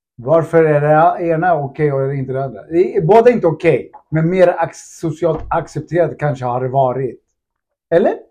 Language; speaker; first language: Swedish; early bilingual, other home language; Spanish